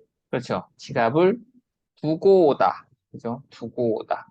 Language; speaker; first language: Korean; native; Korean